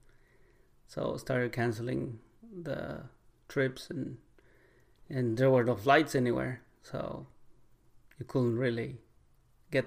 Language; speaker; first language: English; non-native, fluent; Spanish